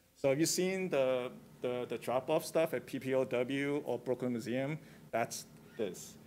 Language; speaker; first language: English; non-native, local second language; Cantonese